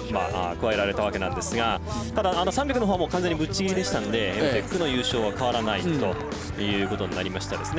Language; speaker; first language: Japanese; native; Japanese